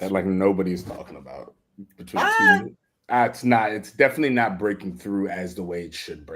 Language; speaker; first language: English; native; English